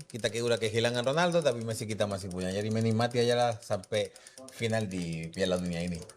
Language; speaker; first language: Indonesian; non-native, fluent; Spanish